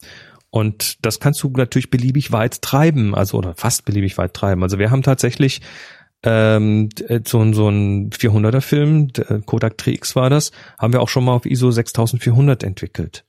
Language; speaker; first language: German; native; German